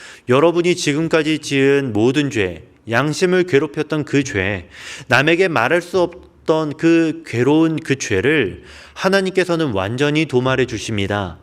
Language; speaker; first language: Korean; native; Korean